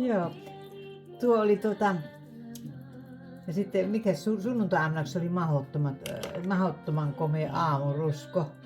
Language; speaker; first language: Finnish; native; Finnish